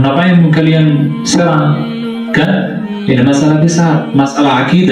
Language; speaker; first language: Indonesian; non-native, fluent; Arabic